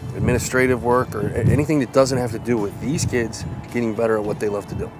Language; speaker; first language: English; native; English